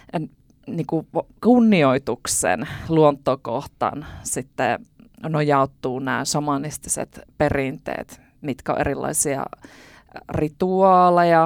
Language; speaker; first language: Finnish; native; Finnish